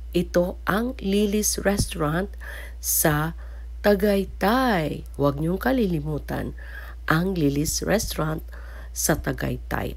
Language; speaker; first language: Filipino; native; Filipino